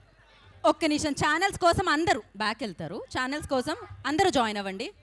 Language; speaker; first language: Telugu; native; Telugu